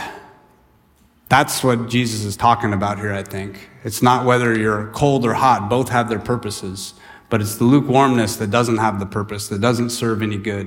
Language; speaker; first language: English; native; English